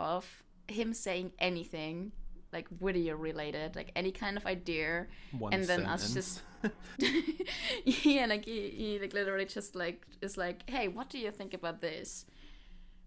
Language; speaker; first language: English; non-native, fluent; German